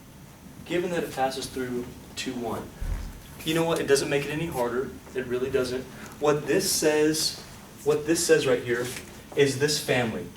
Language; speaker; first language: English; native; English